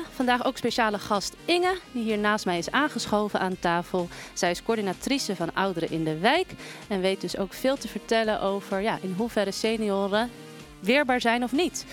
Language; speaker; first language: Dutch; native; Dutch